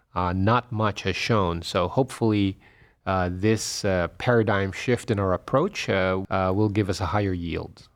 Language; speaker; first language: English; non-native, local second language; Filipino